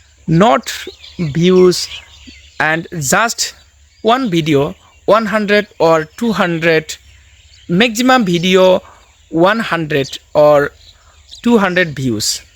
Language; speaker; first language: English; non-native, learner; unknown